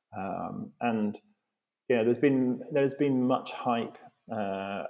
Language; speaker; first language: English; native; English